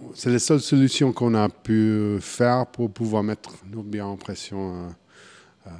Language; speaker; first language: French; non-native, fluent; English